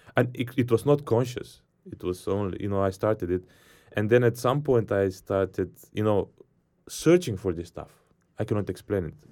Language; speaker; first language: English; non-native, fluent; Bulgarian